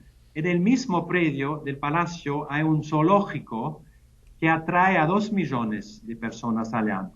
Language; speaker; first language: Spanish; non-native, fluent; German